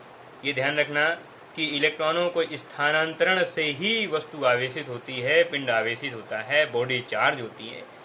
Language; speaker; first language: Hindi; native; Hindi